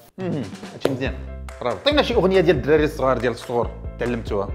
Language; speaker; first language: Arabic; native; Arabic